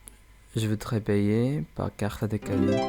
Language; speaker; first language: French; non-native, learner; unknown